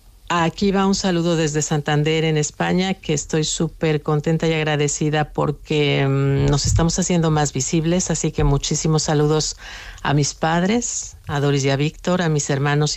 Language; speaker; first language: Spanish; native; Spanish